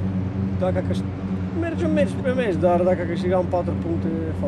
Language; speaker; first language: Romanian; non-native, learner; Macedonian